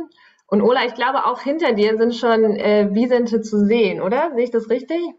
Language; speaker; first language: German; native; German